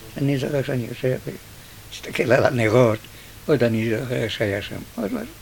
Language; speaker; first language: Hebrew; early bilingual, other home language; Yiddish